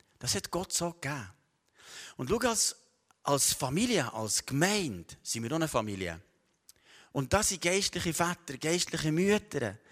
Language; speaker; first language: German; native; German